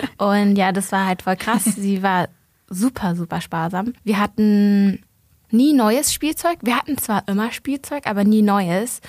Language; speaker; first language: German; early bilingual, other home language; Vietnamese